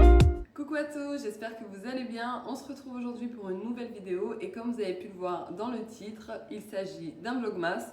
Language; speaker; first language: French; native; French